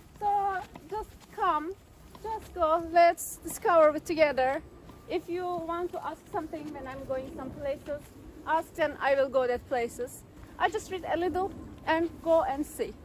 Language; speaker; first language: English; non-native, learner; Turkish